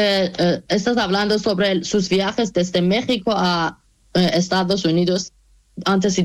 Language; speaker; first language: Spanish; non-native, fluent; Persian